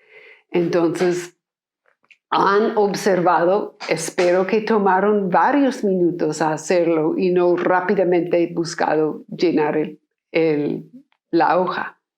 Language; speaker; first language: Spanish; non-native, fluent; English